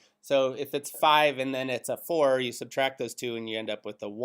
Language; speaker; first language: English; native; English